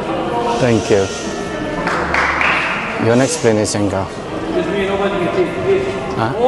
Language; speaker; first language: English; non-native, learner; Indonesian